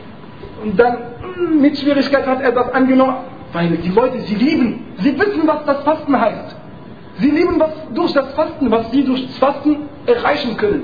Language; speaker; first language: German; non-native, fluent; Arabic